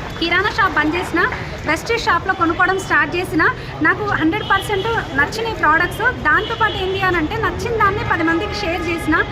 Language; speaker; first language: Telugu; native; Telugu